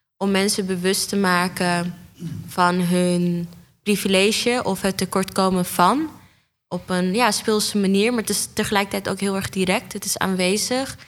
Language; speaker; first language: Dutch; native; Dutch